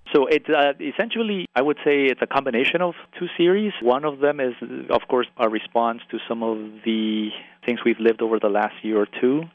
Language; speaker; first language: English; early bilingual, other home language; Spanish